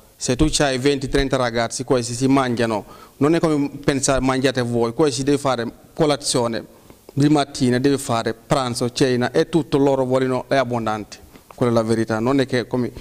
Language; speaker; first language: Italian; non-native, fluent; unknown